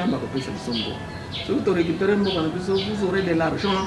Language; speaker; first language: French; non-native, local second language; Lingala